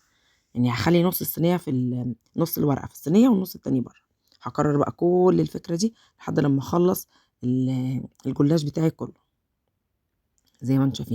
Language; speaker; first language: Arabic; native; Arabic